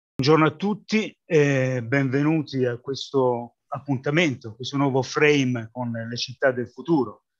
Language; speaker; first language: Italian; native; Italian